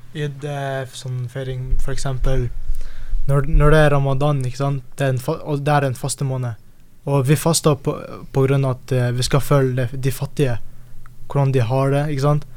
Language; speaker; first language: Norwegian; early bilingual, other home language; Arabic